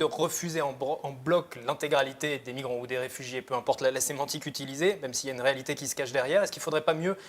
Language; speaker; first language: French; native; French